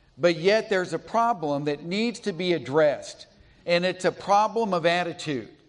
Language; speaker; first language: English; native; English